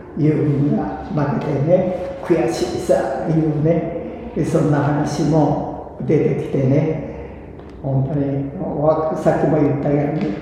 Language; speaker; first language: Japanese; early bilingual, other home language; Korean